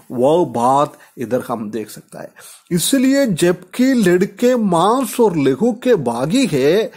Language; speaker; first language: Hindi; non-native, local second language; Malayalam